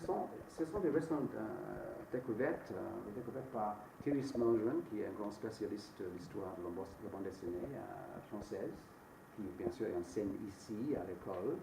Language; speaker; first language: French; non-native, fluent; English